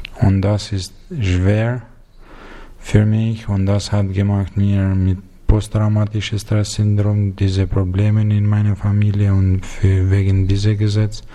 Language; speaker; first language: German; non-native, learner; Albanian